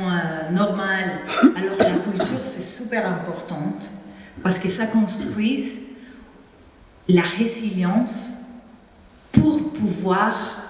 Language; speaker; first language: French; non-native, fluent; Spanish